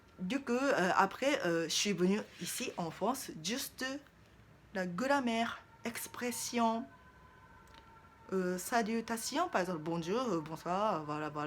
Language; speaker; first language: French; non-native, learner; Japanese